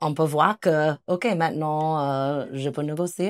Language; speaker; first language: French; non-native, fluent; English